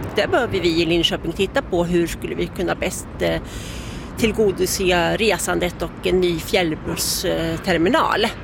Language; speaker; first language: Swedish; native; Swedish